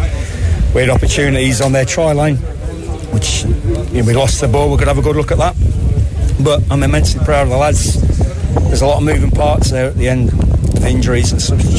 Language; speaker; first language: English; native; English